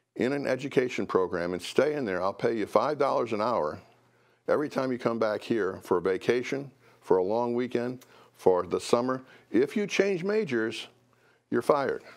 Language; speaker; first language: English; native; English